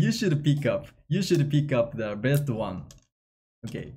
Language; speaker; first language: English; non-native, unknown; Japanese